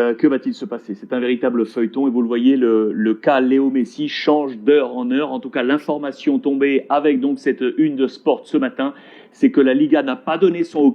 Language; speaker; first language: French; native; French